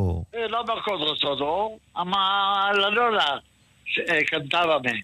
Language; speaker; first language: Spanish; early bilingual, heritage; Ladino